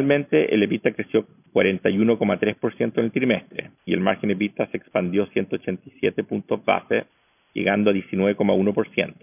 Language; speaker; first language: Spanish; native; Spanish